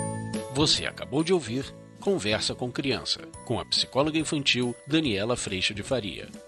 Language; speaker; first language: Portuguese; native; Portuguese